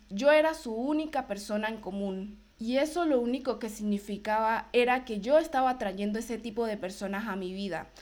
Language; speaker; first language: Spanish; native; Spanish